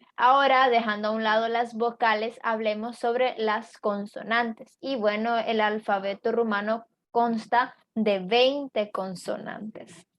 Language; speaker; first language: Spanish; native; Spanish